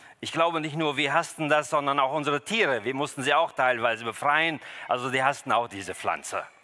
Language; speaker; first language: German; early bilingual, other home language; Russian